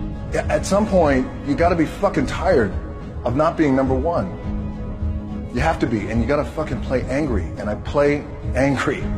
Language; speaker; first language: English; native; English